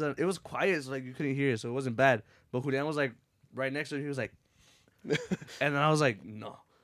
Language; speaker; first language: English; early bilingual, other home language; Spanish